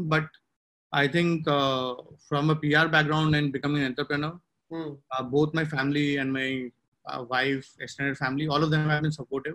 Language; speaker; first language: English; non-native, local second language; Telugu